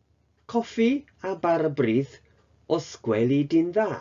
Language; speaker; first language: Welsh; non-native, fluent; Japanese